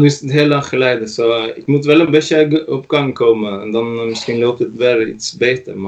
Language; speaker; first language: Dutch; non-native, fluent; Norwegian